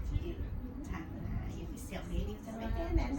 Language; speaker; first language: Chinese; native; Chinese